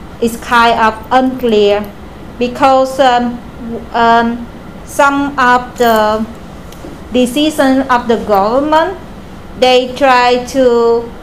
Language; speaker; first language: English; non-native, learner; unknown